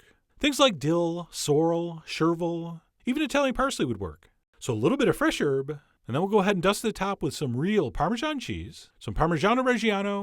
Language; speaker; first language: English; native; English